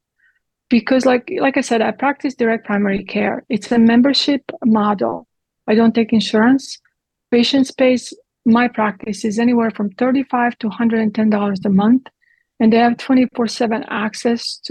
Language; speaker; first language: English; non-native, fluent; Croatian